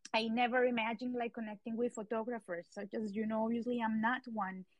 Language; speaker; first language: English; non-native, fluent; Spanish